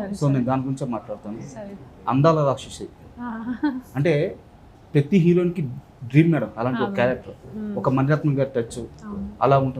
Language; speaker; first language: Telugu; native; Telugu